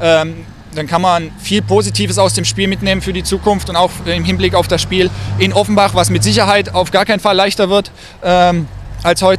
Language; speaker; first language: German; native; German